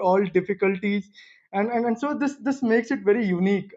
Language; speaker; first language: English; non-native, local second language; Hindi